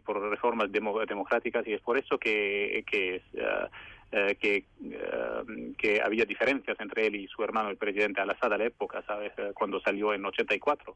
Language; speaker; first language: Spanish; non-native, fluent; Arabic